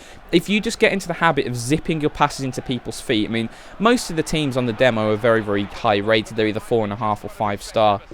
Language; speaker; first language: English; native; English